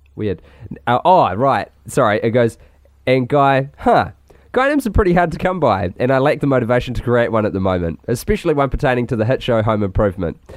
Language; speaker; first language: English; native; English